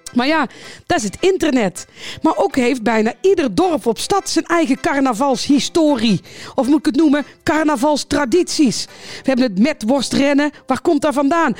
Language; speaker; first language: Dutch; native; Dutch